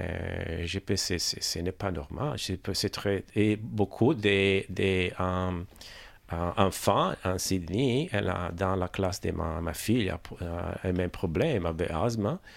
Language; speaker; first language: French; non-native, learner; Italian